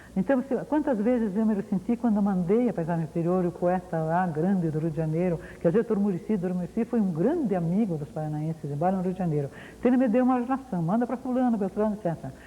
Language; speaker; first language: Portuguese; early bilingual, other home language; Ukrainian